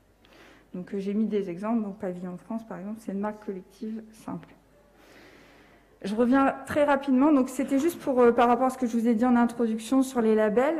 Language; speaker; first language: French; native; French